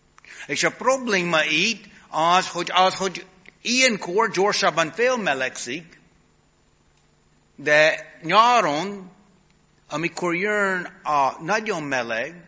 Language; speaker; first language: Hungarian; non-native, fluent; English